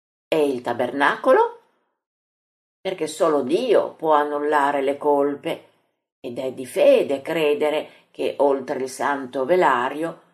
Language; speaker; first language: Italian; native; Italian